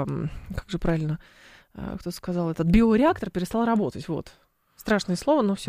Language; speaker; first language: Russian; native; Russian